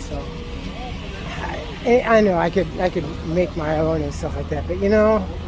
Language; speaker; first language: English; native; English